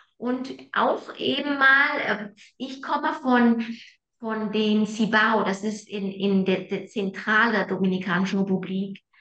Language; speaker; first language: German; non-native, fluent; Spanish